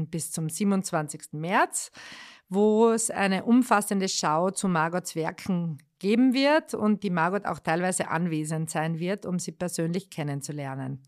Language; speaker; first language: German; native; German